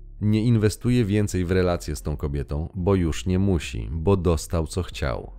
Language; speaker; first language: Polish; native; Polish